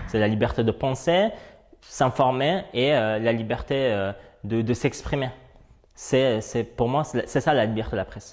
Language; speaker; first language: French; non-native, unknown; Persian